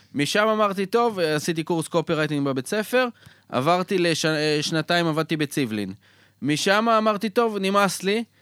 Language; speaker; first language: Hebrew; early bilingual, other home language; Russian